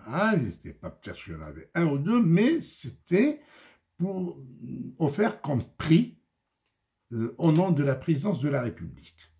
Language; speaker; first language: French; non-native, local second language; Arabic